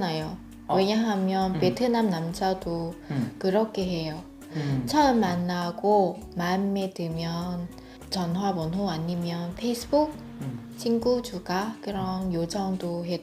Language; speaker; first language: Korean; non-native, fluent; Vietnamese